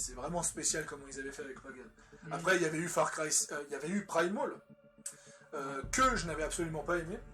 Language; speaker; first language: French; native; French